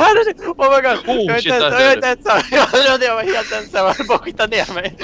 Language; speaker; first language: Swedish; native; Swedish